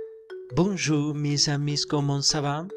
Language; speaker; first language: French; non-native, learner; Spanish